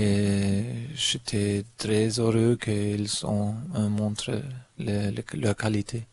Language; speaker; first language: French; non-native, fluent; German